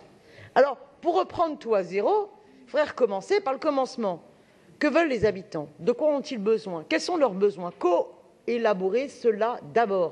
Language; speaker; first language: French; native; French